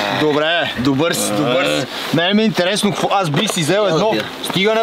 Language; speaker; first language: Bulgarian; native; Bulgarian